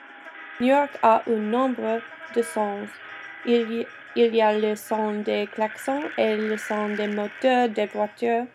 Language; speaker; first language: French; non-native, learner; English